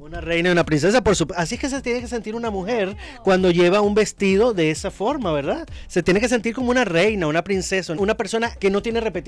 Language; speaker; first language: Spanish; native; Spanish